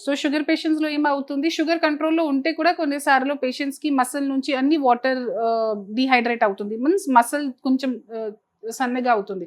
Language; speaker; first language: Telugu; non-native, fluent; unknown